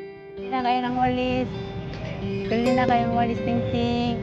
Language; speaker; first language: Filipino; non-native, local second language; Waray